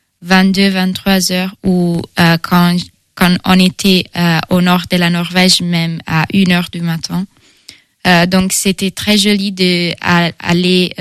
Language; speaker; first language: French; non-native, fluent; Italian